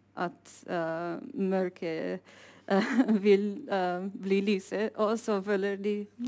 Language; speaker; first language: Norwegian; non-native, fluent; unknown